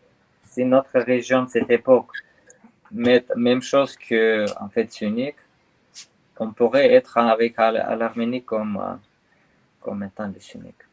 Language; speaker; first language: French; non-native, learner; Armenian